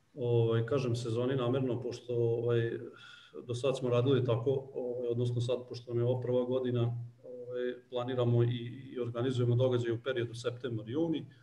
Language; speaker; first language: Serbian; native; Serbian